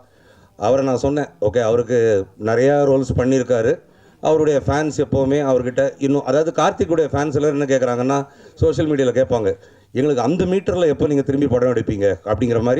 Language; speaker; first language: Tamil; native; Tamil